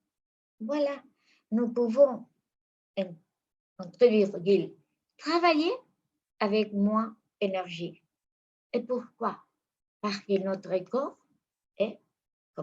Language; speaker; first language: French; non-native, fluent; Spanish